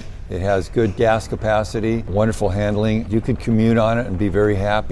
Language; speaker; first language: English; native; English